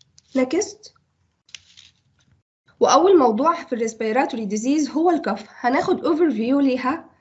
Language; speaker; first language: Arabic; native; Arabic